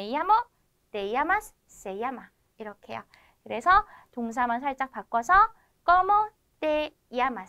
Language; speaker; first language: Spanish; non-native, fluent; Korean